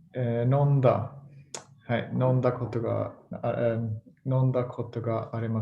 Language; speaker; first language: Japanese; non-native, learner; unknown